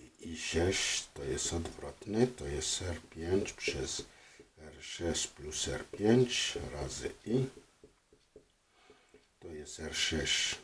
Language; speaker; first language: Polish; non-native, fluent; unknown